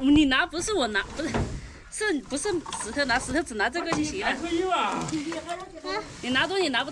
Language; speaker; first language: Chinese; non-native, local second language; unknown